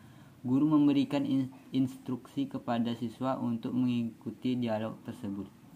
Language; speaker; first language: Indonesian; native; Indonesian